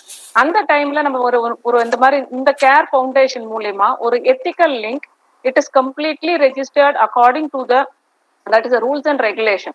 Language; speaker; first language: Tamil; native; Tamil